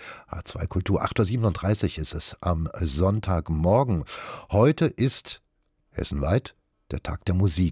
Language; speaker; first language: German; native; German